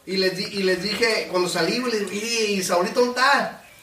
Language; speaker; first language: Spanish; early bilingual, heritage; Spanish